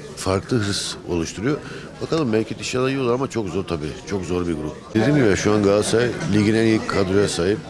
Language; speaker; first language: Turkish; early bilingual, heritage; Turkish